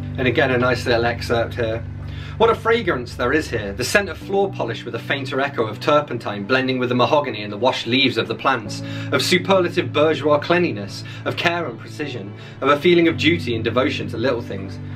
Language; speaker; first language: English; native; English